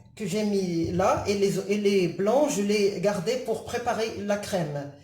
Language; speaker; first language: French; non-native, local second language; Arabic